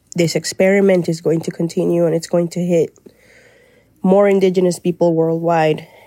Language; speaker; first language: English; non-native, fluent; Spanish